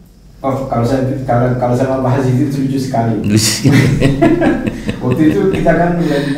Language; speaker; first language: Indonesian; non-native, fluent; Arabic